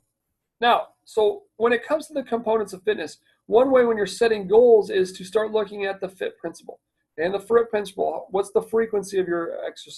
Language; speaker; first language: English; native; English